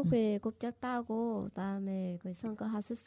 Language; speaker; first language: Korean; non-native, learner; Vietnamese